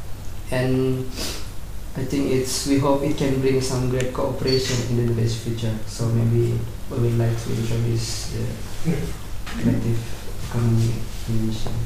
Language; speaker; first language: English; non-native, learner; Indonesian